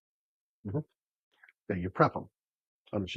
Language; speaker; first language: English; native; English